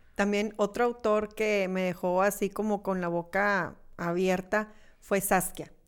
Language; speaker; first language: Spanish; native; Spanish